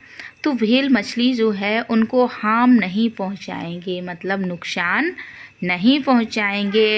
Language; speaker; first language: Hindi; native; Hindi